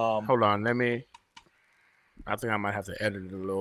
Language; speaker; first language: English; native; English